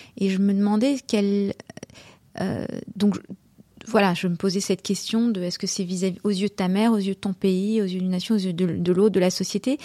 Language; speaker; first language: French; native; French